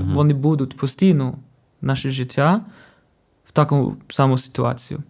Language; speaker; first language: Ukrainian; non-native, fluent; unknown